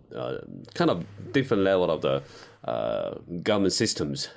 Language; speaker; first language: English; non-native, fluent; Chinese